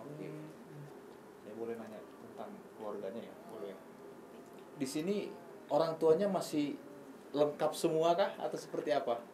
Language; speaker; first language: Indonesian; native; Indonesian